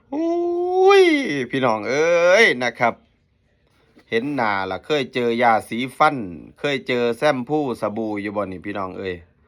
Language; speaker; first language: Thai; native; Thai